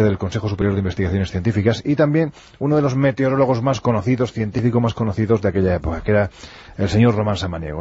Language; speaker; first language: Spanish; native; Spanish